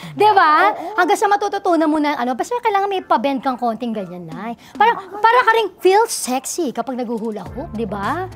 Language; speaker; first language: Filipino; native; Filipino